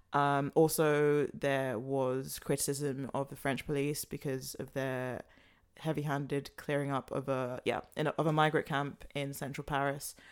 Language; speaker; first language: English; native; English